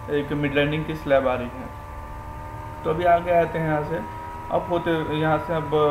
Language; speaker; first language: Hindi; native; Hindi